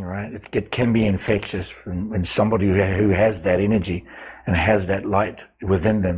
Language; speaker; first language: English; native; English